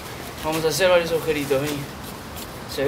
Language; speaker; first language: Spanish; native; Spanish